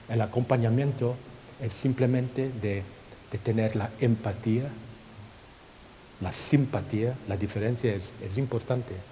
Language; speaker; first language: Spanish; non-native, fluent; Thai